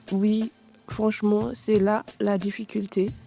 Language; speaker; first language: French; non-native, learner; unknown